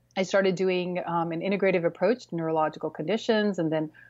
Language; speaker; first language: English; early bilingual, other home language; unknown